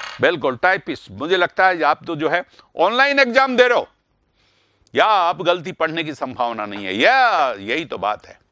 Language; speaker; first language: Hindi; native; Hindi